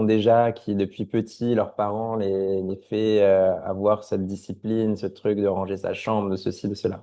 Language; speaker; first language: French; native; French